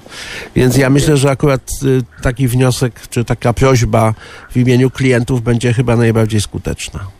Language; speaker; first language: Polish; native; Polish